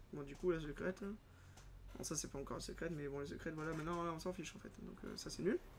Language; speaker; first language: French; native; French